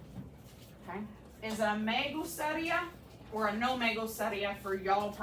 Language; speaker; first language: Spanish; non-native, fluent; English